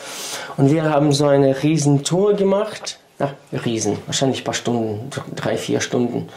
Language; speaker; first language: German; non-native, fluent; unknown